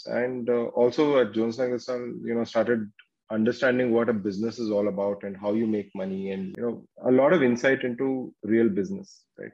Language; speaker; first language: English; non-native, local second language; Kannada